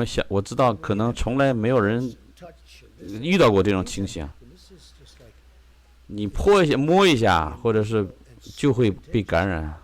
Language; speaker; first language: Chinese; native; Chinese